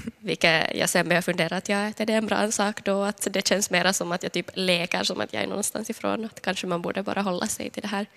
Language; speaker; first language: Swedish; native; Swedish